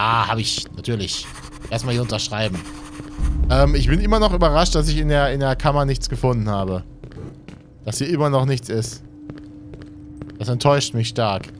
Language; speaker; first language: German; native; German